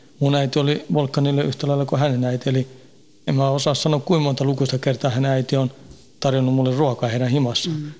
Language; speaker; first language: Finnish; early bilingual, heritage; Finnish